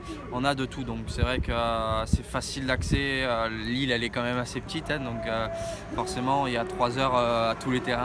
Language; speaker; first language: French; native; French